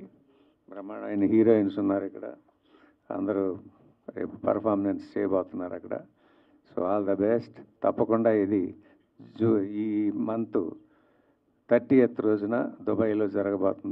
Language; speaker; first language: Telugu; native; Telugu